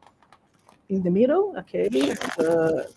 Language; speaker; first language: English; non-native, learner; Portuguese